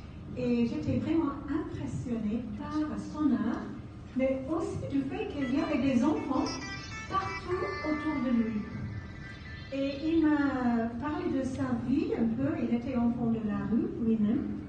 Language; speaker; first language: French; non-native, fluent; English